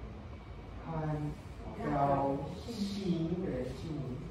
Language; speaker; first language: Chinese; non-native, learner; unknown